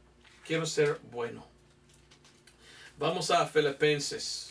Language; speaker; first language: Spanish; non-native, fluent; English